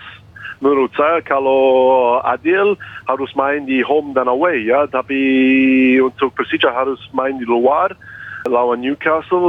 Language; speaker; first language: Indonesian; non-native, fluent; English